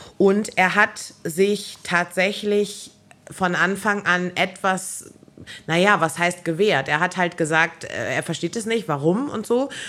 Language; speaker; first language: German; native; German